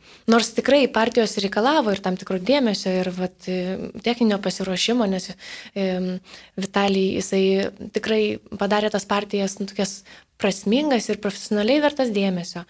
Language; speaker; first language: Lithuanian; native; Lithuanian